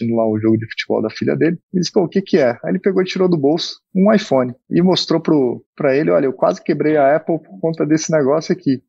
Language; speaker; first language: Portuguese; native; Portuguese